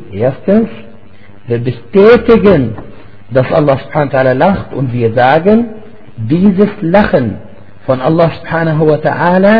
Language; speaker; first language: German; non-native, fluent; Arabic